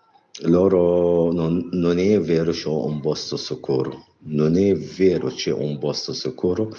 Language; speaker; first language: Italian; non-native, learner; Arabic